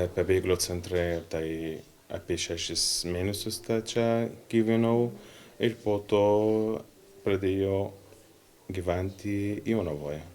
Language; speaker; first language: Lithuanian; non-native, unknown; Arabic